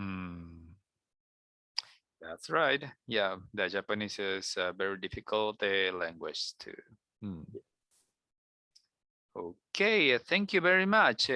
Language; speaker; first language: English; non-native, learner; Spanish